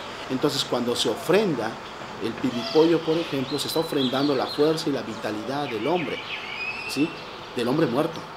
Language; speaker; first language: Spanish; native; Spanish